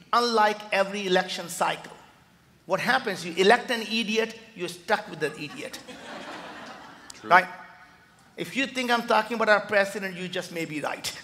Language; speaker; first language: English; non-native, local second language; Hindi